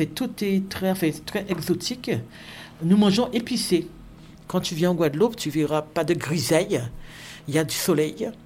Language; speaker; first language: French; native; French